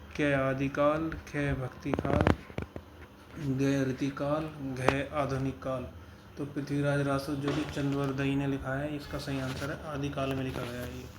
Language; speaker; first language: Hindi; native; Hindi